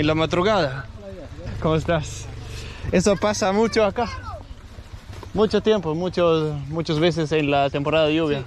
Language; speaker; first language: Spanish; non-native, learner; Danish